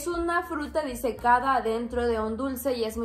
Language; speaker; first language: Spanish; native; Spanish